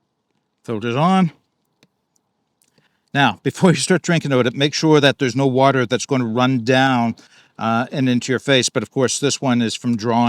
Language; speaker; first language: English; native; English